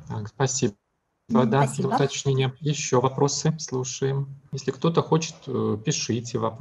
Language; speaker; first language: Russian; native; Russian